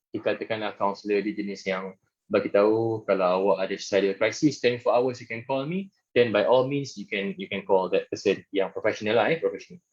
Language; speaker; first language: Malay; native; Malay